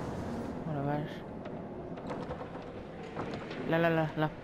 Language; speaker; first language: French; native; French